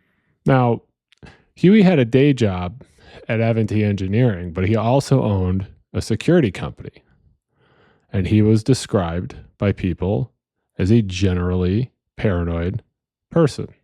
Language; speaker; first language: English; native; English